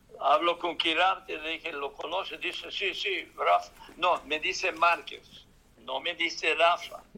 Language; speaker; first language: Spanish; non-native, fluent; Serbian